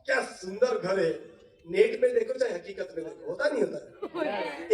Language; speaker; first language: Hindi; non-native, local second language; Bangla